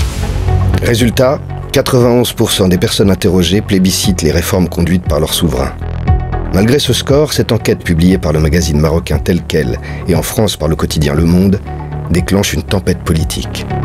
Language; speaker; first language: French; native; French